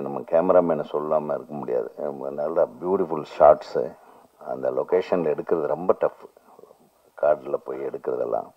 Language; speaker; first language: Tamil; native; Tamil